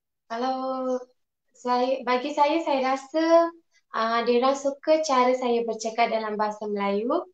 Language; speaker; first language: Malay; non-native, local second language; Tamil